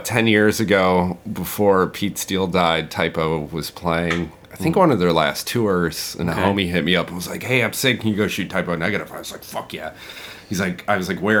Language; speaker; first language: English; native; English